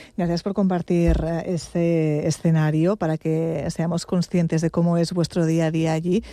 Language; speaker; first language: Spanish; non-native, local second language; Catalan